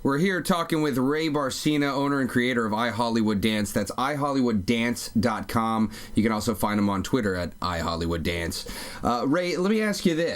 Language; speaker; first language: English; native; English